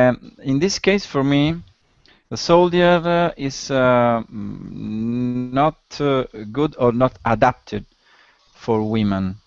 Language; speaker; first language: English; non-native, learner; Italian